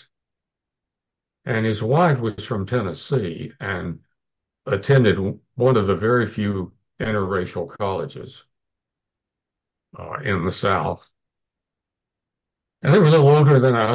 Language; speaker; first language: English; native; English